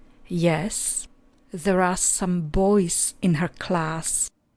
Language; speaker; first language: English; non-native, fluent; Czech